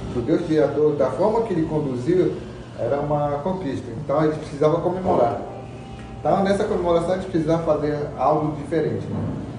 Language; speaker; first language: Portuguese; non-native, local second language; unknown